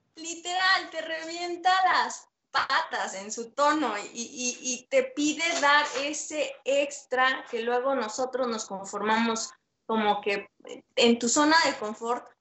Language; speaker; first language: Spanish; native; Spanish